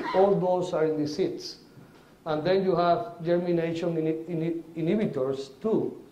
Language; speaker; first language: English; non-native, fluent; Spanish